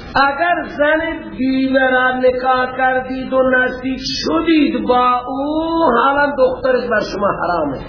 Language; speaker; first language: Persian; non-native, local second language; Baluchi